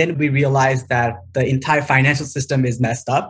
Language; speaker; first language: English; non-native, local second language; Nepali